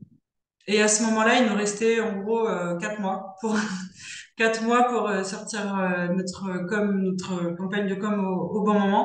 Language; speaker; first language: French; native; French